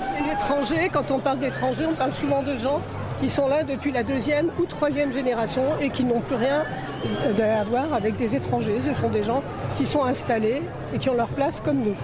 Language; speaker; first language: French; native; French